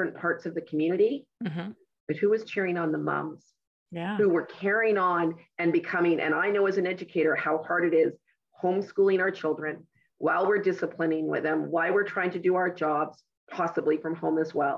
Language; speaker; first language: English; native; English